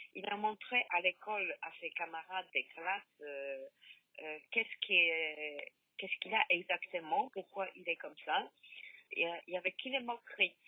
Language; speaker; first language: French; non-native, learner; Polish